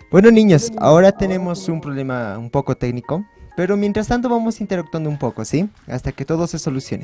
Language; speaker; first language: Spanish; native; Spanish